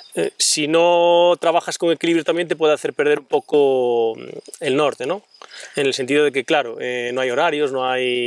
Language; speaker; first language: Spanish; native; Spanish